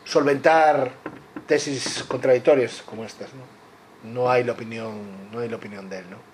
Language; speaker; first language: Spanish; non-native, local second language; Galician